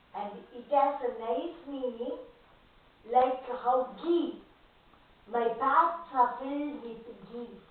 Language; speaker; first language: English; non-native, local second language; Tamil